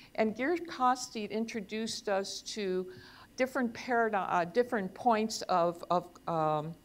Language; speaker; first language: English; native; English